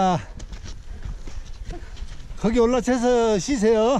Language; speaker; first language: Korean; native; Korean